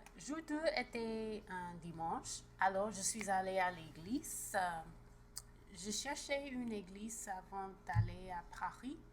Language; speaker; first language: French; non-native, learner; English